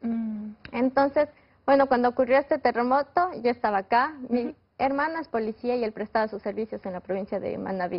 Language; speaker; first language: Spanish; native; Spanish